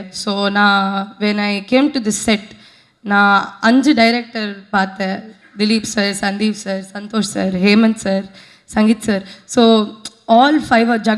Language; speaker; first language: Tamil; non-native, learner; Kannada